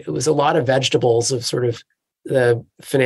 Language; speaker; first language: English; native; English